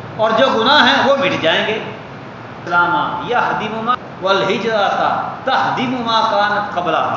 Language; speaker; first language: Urdu; non-native, local second language; Punjabi